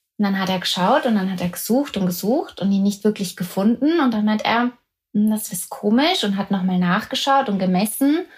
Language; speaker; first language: German; native; German